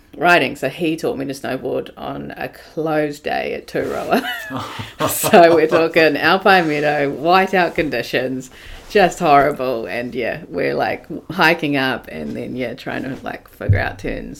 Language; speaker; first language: English; native; English